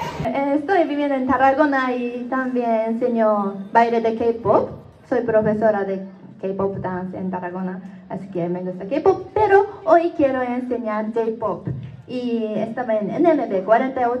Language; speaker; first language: Spanish; non-native, learner; Japanese